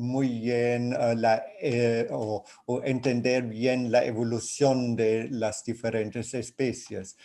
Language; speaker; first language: Spanish; non-native, fluent; German